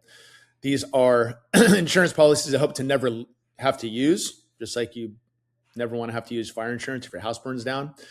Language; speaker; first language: English; native; English